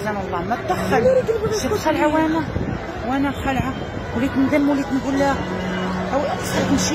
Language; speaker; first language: Arabic; native; Arabic